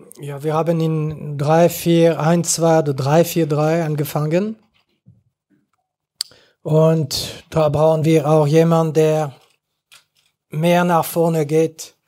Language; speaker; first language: German; non-native, fluent; French